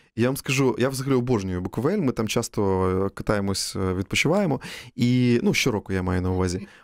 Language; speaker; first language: Ukrainian; native; Ukrainian